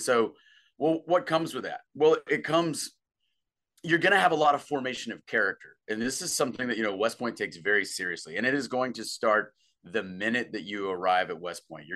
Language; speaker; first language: English; native; English